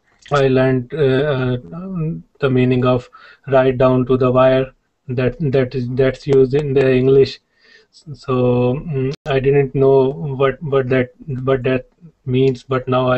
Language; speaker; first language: English; non-native, learner; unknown